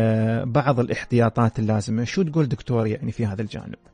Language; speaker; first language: Arabic; native; Arabic